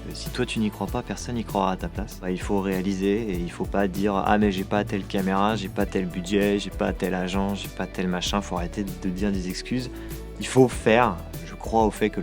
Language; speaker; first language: French; native; French